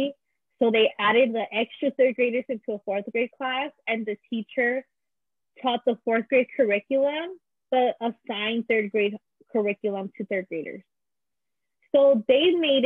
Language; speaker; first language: English; early bilingual, other home language; Spanish